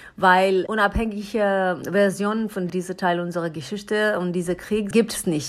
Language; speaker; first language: German; non-native, learner; Persian